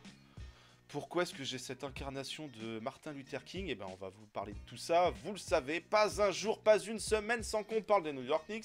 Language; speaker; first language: French; native; French